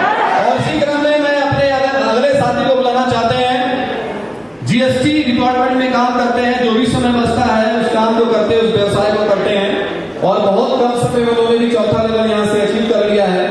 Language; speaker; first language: Hindi; native; Hindi